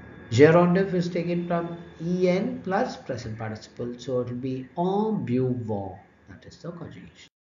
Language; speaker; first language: English; non-native, local second language; Tamil